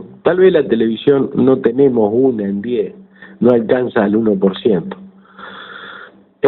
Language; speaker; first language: Spanish; native; Spanish